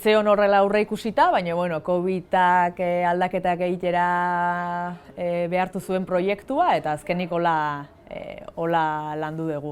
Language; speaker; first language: Basque; native; Basque